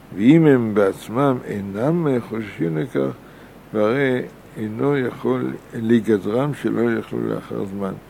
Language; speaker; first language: Hebrew; native; Hebrew